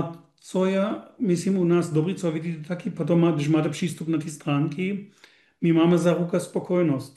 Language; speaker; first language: Czech; non-native, learner; German